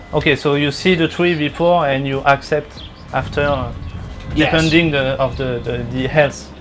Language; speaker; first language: English; non-native, learner; French